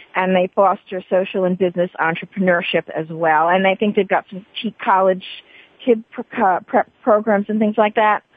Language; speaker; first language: English; native; English